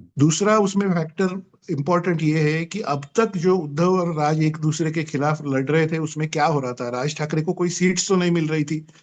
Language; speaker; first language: Hindi; non-native, local second language; Marathi